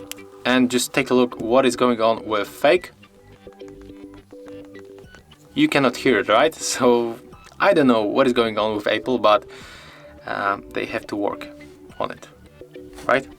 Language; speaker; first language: English; non-native, fluent; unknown